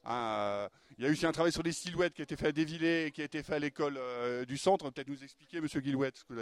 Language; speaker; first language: French; native; French